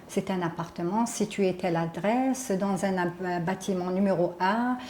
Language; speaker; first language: French; non-native, local second language; Arabic